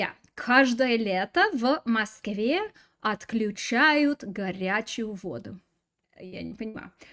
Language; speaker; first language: Russian; non-native, fluent; English